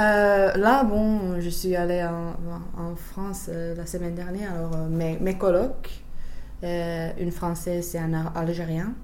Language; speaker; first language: French; non-native, fluent; Finnish